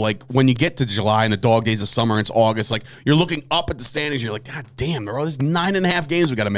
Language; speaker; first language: English; native; English